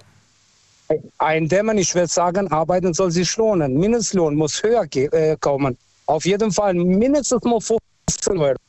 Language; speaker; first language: German; non-native, fluent; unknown